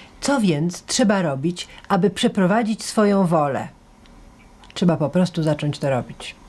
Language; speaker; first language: Polish; native; Polish